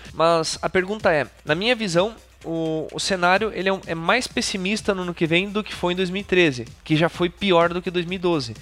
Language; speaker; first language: Portuguese; native; Portuguese